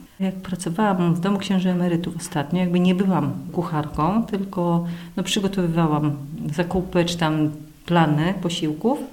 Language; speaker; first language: Polish; native; Polish